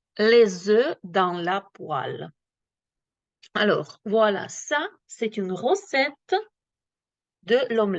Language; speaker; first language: French; non-native, fluent; Ukrainian